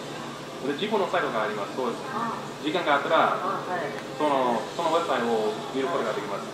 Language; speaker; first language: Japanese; non-native, fluent; English